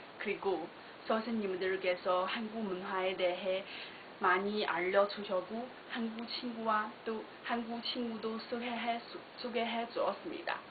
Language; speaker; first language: Korean; non-native, learner; Chinese